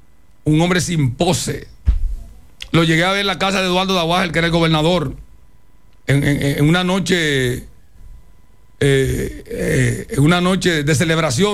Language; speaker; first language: Spanish; native; Spanish